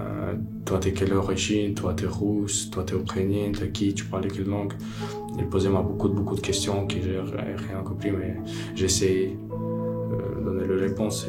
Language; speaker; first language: French; non-native, learner; Ukrainian